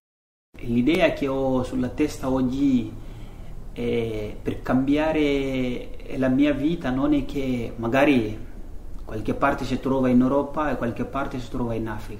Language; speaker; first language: Italian; non-native, learner; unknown